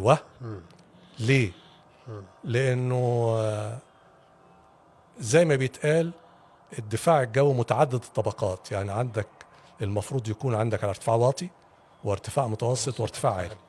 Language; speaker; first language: Arabic; native; Arabic